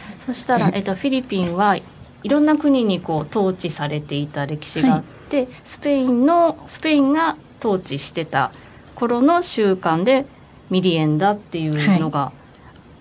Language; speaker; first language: Japanese; native; Japanese